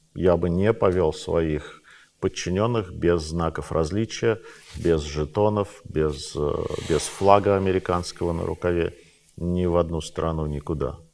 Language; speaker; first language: Russian; native; Russian